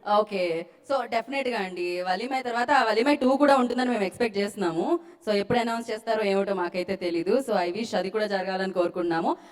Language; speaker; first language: Telugu; native; Telugu